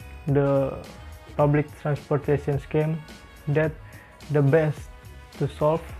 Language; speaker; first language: English; non-native, learner; Indonesian